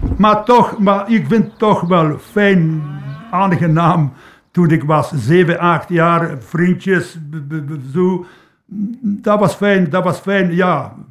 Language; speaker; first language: Dutch; non-native, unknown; Polish